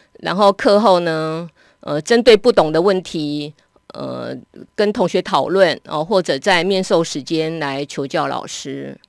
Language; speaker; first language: Chinese; native; Chinese